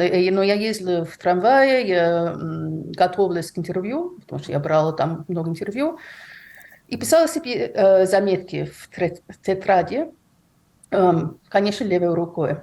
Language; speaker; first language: Russian; non-native, fluent; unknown